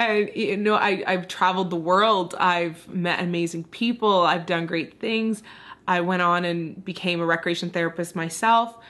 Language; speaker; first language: English; native; English